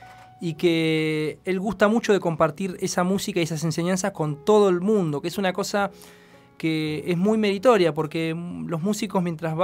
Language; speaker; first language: Spanish; native; Spanish